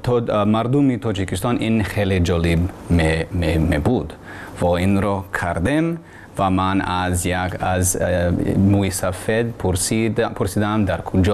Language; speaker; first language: Persian; non-native, learner; English